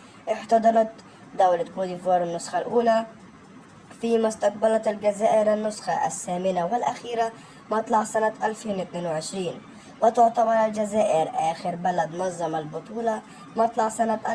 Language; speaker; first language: Arabic; native; Arabic